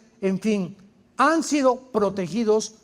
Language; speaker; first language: Spanish; native; Spanish